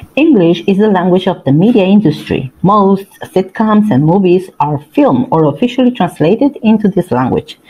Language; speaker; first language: English; non-native, fluent; Spanish